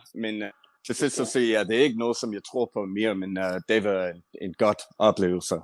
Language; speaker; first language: Danish; non-native, learner; English